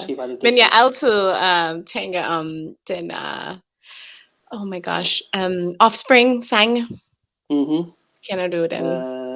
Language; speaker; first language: Danish; non-native, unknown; English